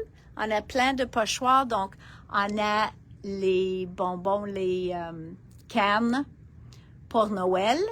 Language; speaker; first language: French; non-native, local second language; English